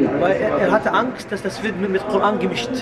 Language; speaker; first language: German; non-native, learner; Arabic